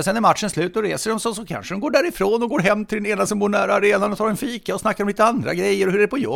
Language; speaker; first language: Swedish; native; Swedish